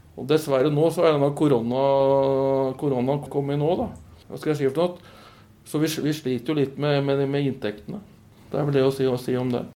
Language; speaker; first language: Norwegian; native; Norwegian